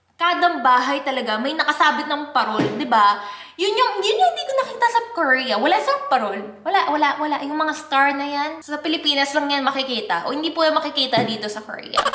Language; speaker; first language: Filipino; non-native, fluent; Korean